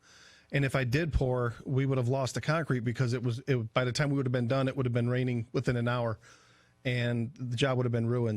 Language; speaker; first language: English; native; English